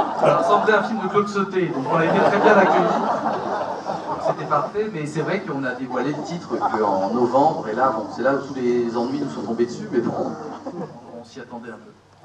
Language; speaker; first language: French; native; French